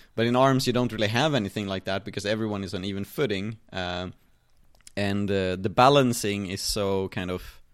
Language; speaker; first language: English; non-native, fluent; Swedish